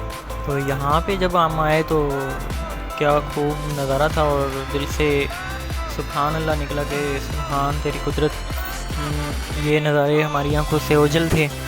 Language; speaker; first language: Urdu; native; Urdu